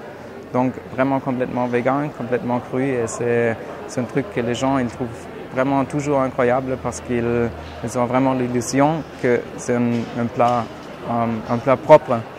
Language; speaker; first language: French; non-native, fluent; German